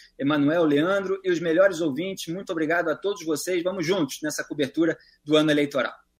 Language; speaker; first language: Portuguese; native; Portuguese